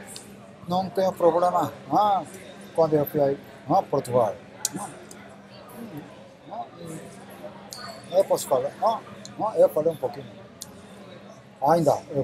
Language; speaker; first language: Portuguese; non-native, learner; Korean